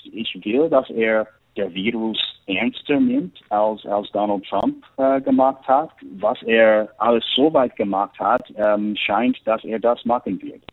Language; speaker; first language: German; non-native, fluent; English